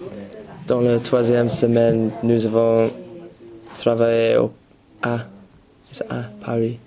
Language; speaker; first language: French; non-native, learner; English